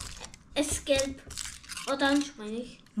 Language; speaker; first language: German; early bilingual, heritage; Bosnian